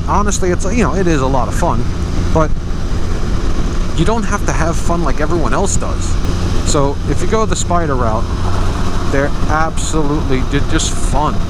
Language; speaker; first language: English; native; English